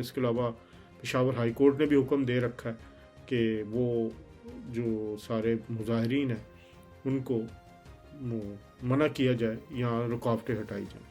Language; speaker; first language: Urdu; native; Urdu